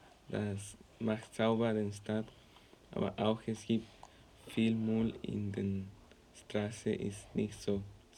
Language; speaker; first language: German; non-native, learner; Spanish